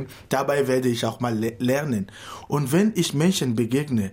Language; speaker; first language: German; non-native, fluent; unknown